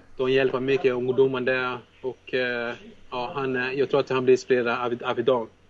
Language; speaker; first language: Swedish; non-native, fluent; Portuguese